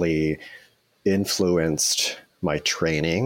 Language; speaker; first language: English; native; English